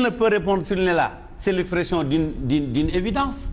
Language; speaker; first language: French; non-native, local second language; Wolof